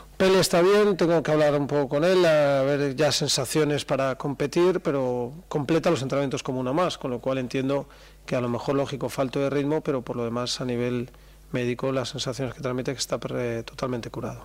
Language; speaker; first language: Spanish; native; Spanish